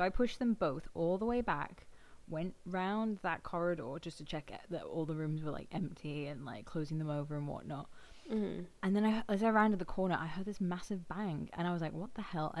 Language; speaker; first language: English; native; English